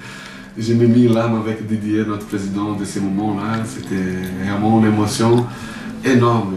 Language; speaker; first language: French; non-native, fluent; Portuguese